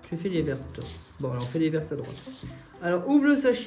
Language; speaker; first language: French; native; French